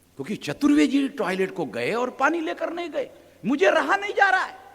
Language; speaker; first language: Hindi; non-native, local second language; Marathi